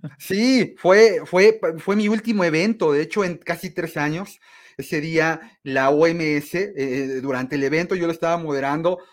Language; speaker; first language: Spanish; native; Spanish